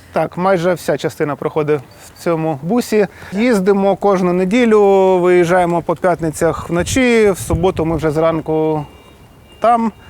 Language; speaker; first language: Ukrainian; non-native, local second language; Russian